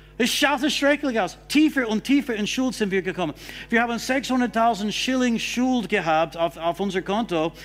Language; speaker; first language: German; non-native, fluent; English